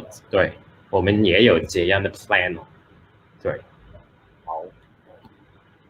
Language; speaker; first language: Chinese; early bilingual, heritage; Chinese